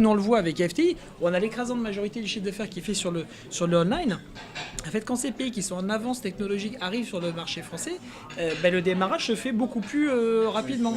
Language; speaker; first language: French; native; French